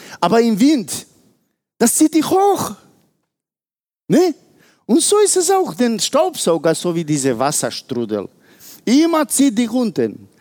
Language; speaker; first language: German; non-native, fluent; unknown